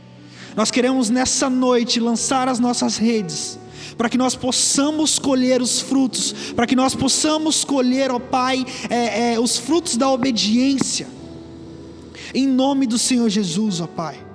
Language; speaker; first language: Portuguese; native; Portuguese